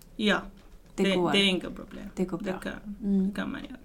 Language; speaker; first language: Swedish; non-native, fluent; Arabic